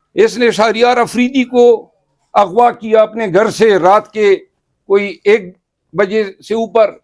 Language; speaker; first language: Urdu; non-native, local second language; Pashto